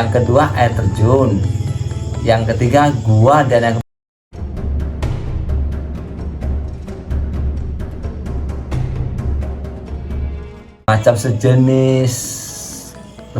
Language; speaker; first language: Indonesian; non-native, local second language; Javanese